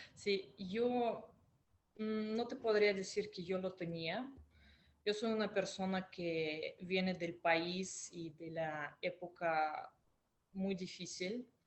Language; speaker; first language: Spanish; non-native, fluent; Russian